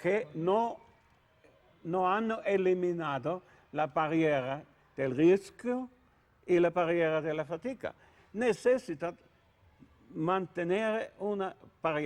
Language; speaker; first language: Spanish; non-native, learner; Italian